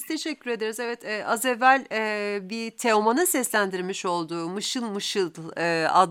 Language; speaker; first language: Turkish; native; Turkish